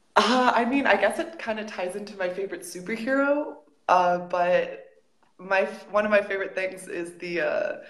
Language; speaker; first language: English; native; English